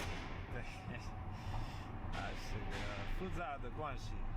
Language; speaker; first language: Chinese; non-native, learner; English